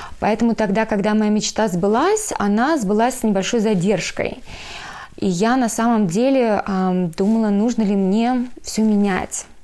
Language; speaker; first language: Russian; native; Russian